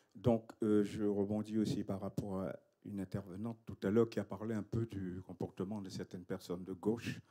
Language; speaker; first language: French; native; French